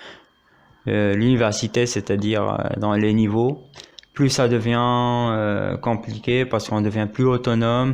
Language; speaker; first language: French; non-native, local second language; Arabic